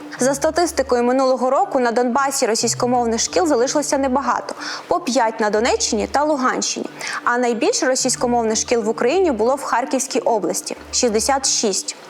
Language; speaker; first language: Ukrainian; native; Ukrainian